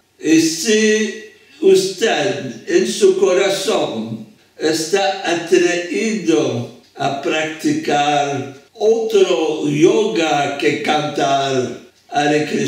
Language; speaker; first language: Spanish; non-native, fluent; French